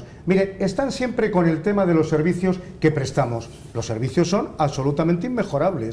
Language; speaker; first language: Spanish; native; Spanish